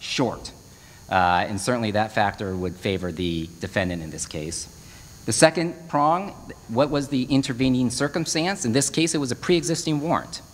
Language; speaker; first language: English; native; English